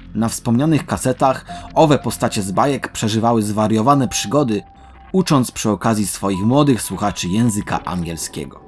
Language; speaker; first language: Polish; native; Polish